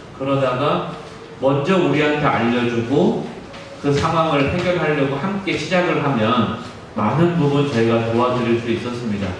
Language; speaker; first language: Korean; native; Korean